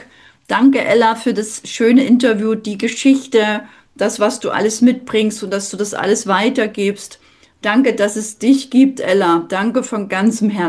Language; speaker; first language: German; native; German